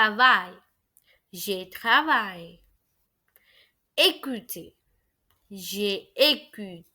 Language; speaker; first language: French; non-native, fluent; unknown